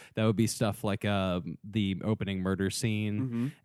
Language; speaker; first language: English; native; English